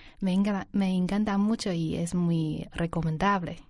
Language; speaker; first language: Spanish; non-native, learner; Chinese